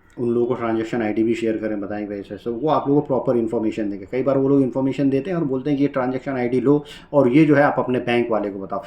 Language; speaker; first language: Hindi; native; Hindi